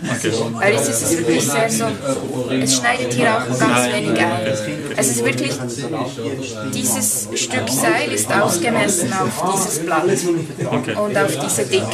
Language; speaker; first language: German; non-native, fluent; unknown